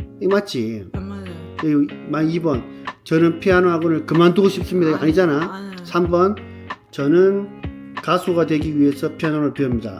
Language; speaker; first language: Korean; native; Korean